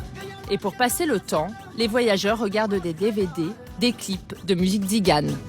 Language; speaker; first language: French; native; French